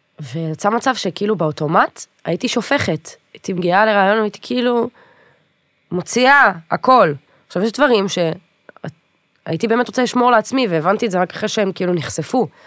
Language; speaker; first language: Hebrew; native; Hebrew